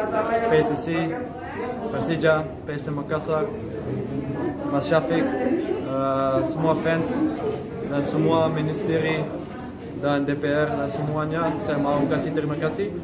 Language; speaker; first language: Indonesian; non-native, fluent; Dutch